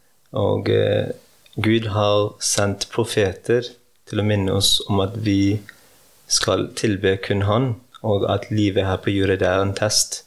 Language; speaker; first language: Norwegian; early bilingual, heritage; Norwegian